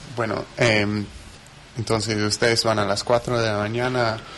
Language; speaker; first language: Spanish; non-native, fluent; English